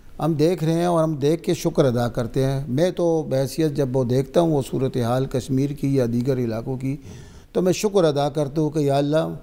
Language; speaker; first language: Urdu; non-native, local second language; Pashto